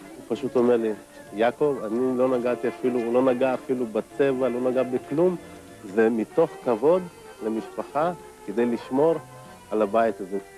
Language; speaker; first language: Hebrew; early bilingual, other home language; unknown